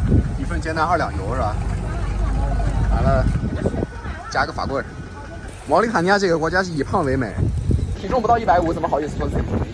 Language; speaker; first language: Chinese; native; Chinese